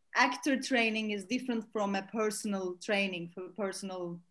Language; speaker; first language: English; non-native, fluent; Turkish